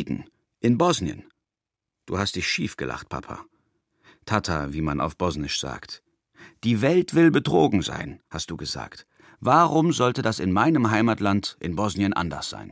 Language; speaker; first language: German; early bilingual, other home language; Bosnian